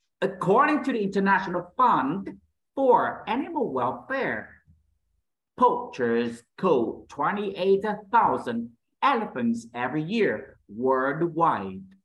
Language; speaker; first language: English; non-native, fluent; Vietnamese